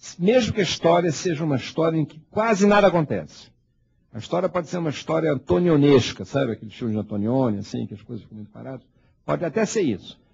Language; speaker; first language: Portuguese; early bilingual, heritage; Portuguese